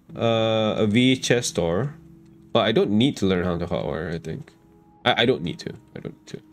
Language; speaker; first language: English; non-native, local second language; Malay